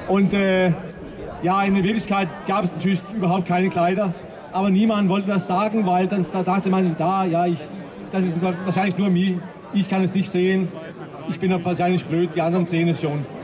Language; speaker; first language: German; non-native, fluent; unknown